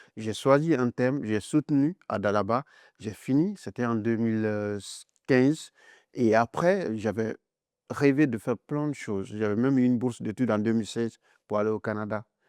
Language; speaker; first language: French; non-native, local second language; Mandingo